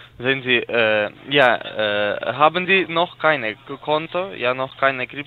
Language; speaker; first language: German; non-native, learner; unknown